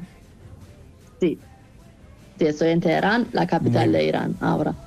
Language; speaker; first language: Spanish; non-native, fluent; Persian